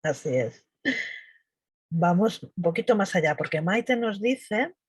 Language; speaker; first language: Spanish; native; Spanish